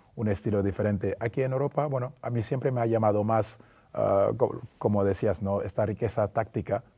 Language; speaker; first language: Spanish; non-native, fluent; French